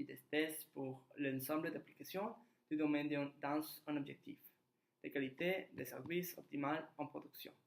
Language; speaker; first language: French; non-native, learner; Spanish